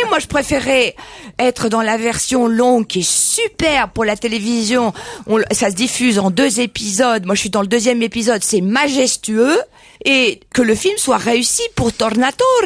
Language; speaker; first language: French; native; French